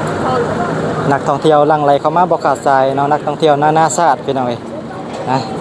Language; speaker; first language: Thai; non-native, local second language; Northeastern Thai